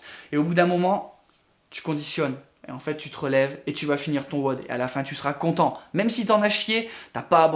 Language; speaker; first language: French; native; French